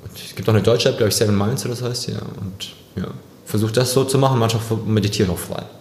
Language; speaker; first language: German; native; German